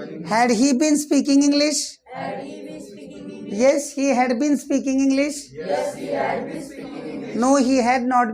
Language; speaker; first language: English; non-native, local second language; Marathi